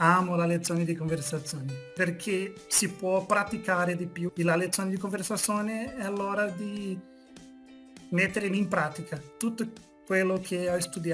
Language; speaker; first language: Italian; non-native, learner; Portuguese